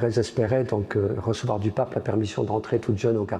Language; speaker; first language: French; native; French